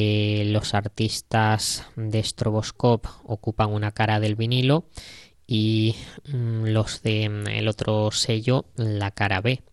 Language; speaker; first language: Spanish; native; Spanish